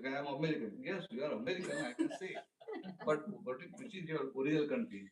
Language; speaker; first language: English; non-native, local second language; Gujarati